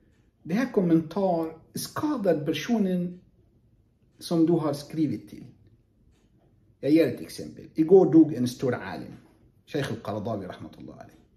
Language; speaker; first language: Swedish; non-native, fluent; Arabic